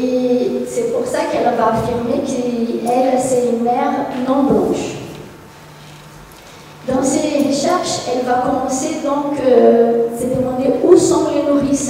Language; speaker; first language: French; non-native, fluent; Portuguese